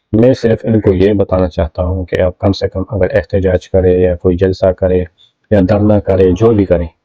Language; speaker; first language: Urdu; non-native, local second language; Pashto